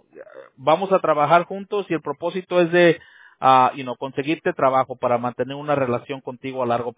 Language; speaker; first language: Spanish; native; Spanish